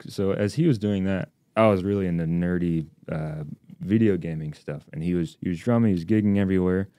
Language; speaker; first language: English; native; English